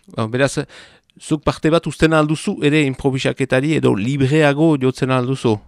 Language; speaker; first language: Basque; native; Basque